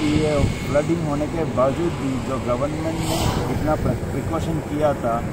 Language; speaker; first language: Hindi; non-native, local second language; Malayalam